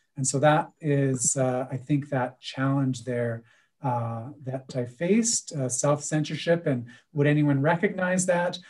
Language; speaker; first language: English; native; English